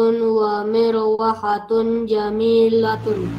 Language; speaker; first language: Arabic; non-native, learner; Indonesian